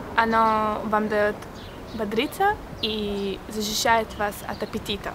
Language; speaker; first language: Russian; early bilingual, heritage; Russian